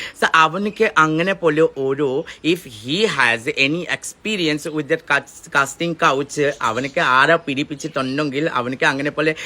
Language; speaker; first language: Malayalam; non-native, fluent; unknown